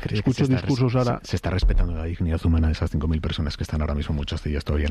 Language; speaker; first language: Spanish; native; Spanish